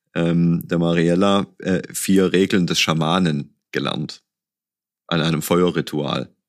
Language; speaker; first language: German; native; German